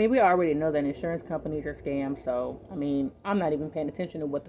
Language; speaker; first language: English; native; English